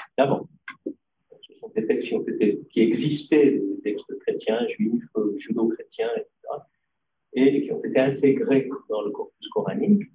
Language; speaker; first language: French; non-native, local second language; Arabic